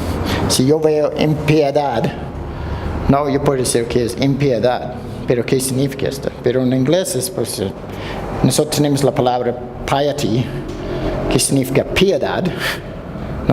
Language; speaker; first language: Spanish; non-native, fluent; English